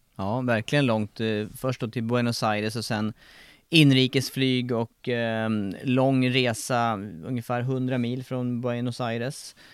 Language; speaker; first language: Swedish; native; Swedish